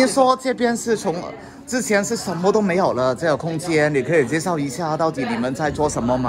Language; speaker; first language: Chinese; non-native, local second language; Cantonese